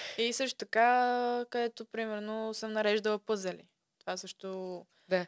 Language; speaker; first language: Bulgarian; early bilingual, other home language; Russian